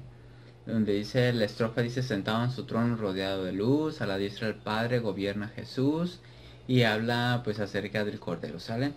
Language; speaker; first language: Spanish; native; Spanish